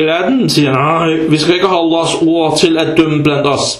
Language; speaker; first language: Danish; early bilingual, other home language; Arabic